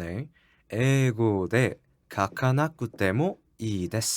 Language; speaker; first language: Japanese; non-native, learner; Korean